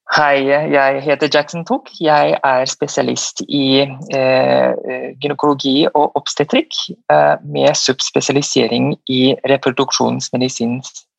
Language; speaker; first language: Norwegian; non-native, fluent; Malay